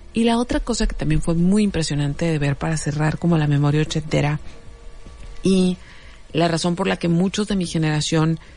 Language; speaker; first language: Spanish; native; Spanish